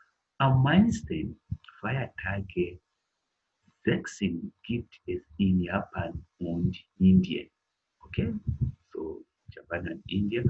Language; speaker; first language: German; non-native, learner; English